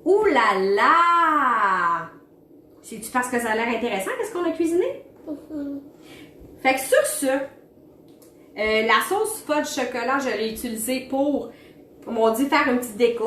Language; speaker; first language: French; native; French